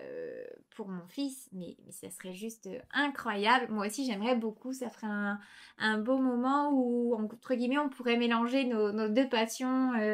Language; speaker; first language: French; native; French